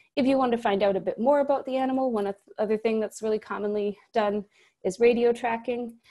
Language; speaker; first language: English; native; English